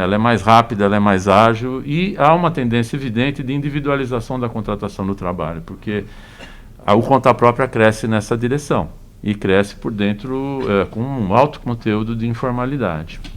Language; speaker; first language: Portuguese; native; Portuguese